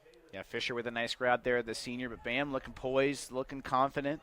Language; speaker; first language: English; native; English